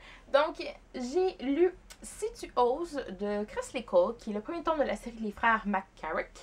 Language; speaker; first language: French; native; French